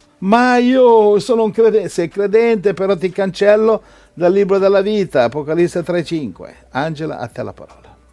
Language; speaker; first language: Italian; native; Italian